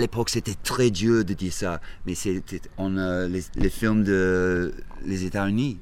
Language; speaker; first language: French; non-native, fluent; English